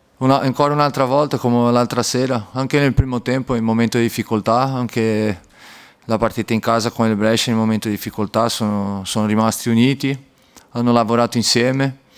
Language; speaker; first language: Italian; non-native, fluent; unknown